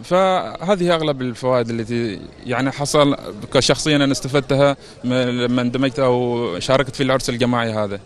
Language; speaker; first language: Arabic; native; Arabic